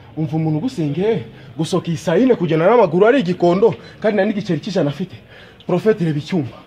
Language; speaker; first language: Kinyarwanda; non-native, fluent; Swahili